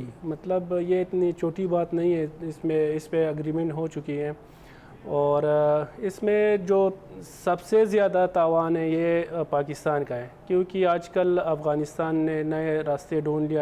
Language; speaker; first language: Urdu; non-native, fluent; Pashto